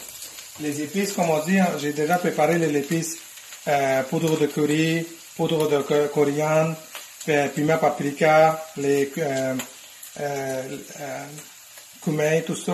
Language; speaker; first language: French; non-native, fluent; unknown